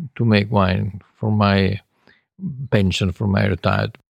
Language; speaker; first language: English; non-native, fluent; Italian